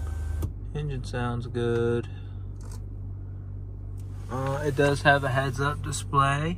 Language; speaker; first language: English; native; English